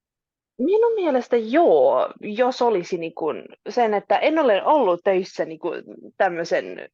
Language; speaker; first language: Finnish; non-native, local second language; Swedish